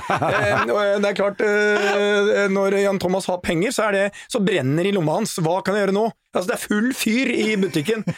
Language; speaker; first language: Norwegian; native; Norwegian